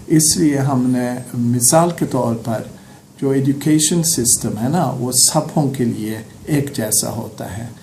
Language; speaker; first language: Urdu; non-native, fluent; Norwegian